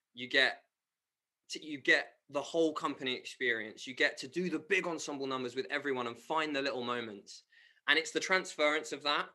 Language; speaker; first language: English; native; English